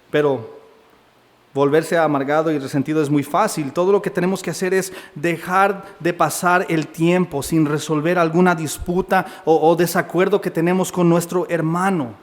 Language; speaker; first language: Spanish; native; Spanish